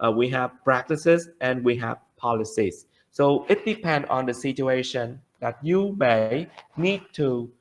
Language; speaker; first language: English; non-native, fluent; Vietnamese